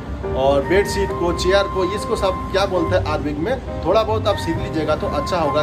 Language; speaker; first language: Hindi; non-native, local second language; Bangla